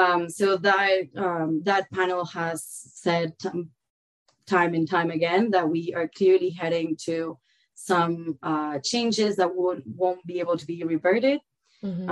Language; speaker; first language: English; non-native, fluent; Spanish